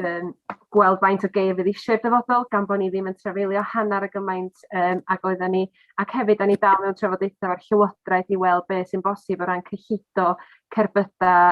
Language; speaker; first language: Welsh; native; Welsh